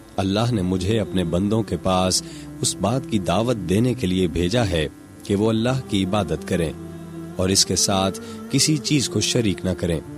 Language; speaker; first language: Urdu; non-native, local second language; Punjabi